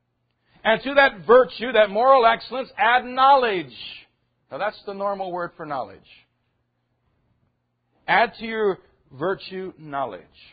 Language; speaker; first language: English; native; English